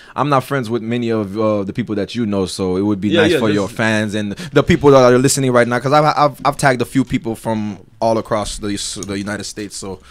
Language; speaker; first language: English; non-native, fluent; Haitian Creole